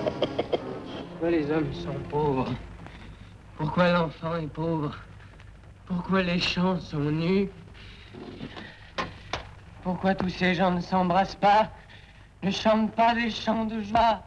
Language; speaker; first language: French; native; French